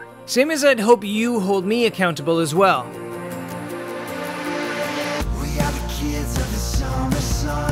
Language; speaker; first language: English; native; English